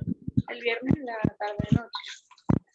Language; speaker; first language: Spanish; native; Spanish